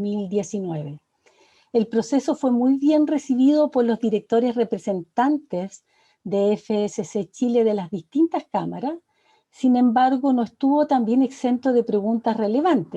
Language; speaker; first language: Spanish; native; Spanish